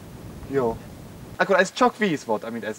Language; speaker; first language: Hungarian; non-native, learner; English